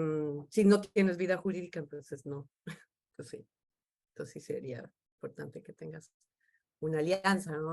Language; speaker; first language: Spanish; native; Spanish